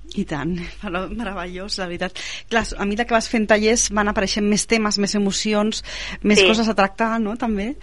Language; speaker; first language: Catalan; native; Catalan